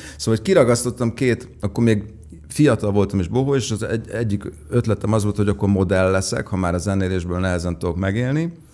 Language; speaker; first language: Hungarian; native; Hungarian